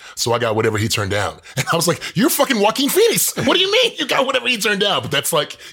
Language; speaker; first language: English; native; English